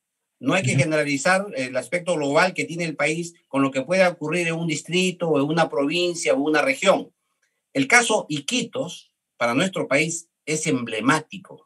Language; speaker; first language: Spanish; native; Spanish